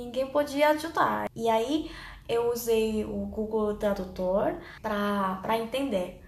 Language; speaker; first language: Portuguese; non-native, learner; Korean